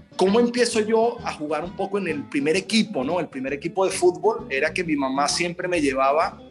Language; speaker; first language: Spanish; early bilingual, other home language; Italian